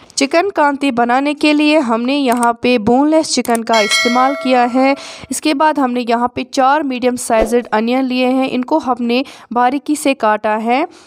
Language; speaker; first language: Urdu; non-native, local second language; Kashmiri